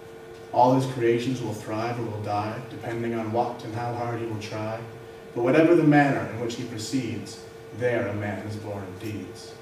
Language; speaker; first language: English; native; English